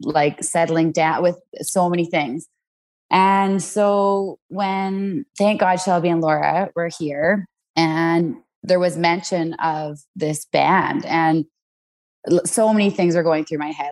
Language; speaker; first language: English; native; English